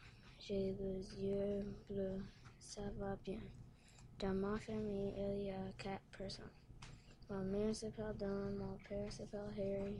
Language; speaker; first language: French; non-native, learner; English